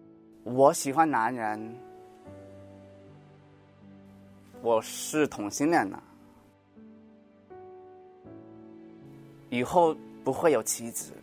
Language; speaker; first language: Chinese; early bilingual, heritage; Cantonese